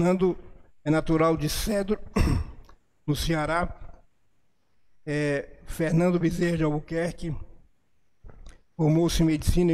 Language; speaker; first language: Portuguese; native; Portuguese